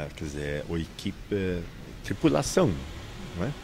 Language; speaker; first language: Portuguese; non-native, fluent; Swedish